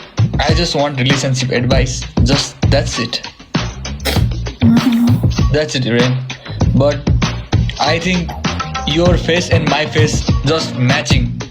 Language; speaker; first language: English; non-native, learner; Nepali